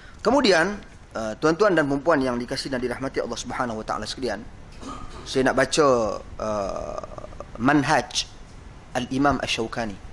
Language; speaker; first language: Malay; native; Malay